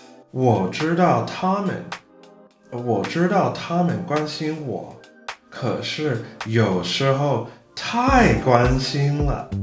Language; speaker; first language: Chinese; non-native, fluent; English